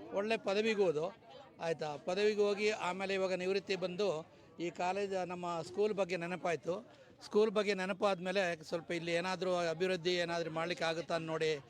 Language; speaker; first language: Kannada; native; Kannada